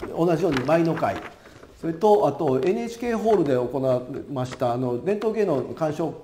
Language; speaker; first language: Japanese; native; Japanese